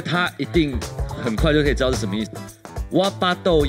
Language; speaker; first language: Chinese; native; Chinese